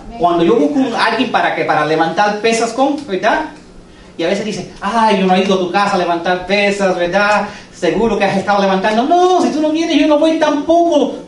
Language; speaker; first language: Spanish; early bilingual, heritage; English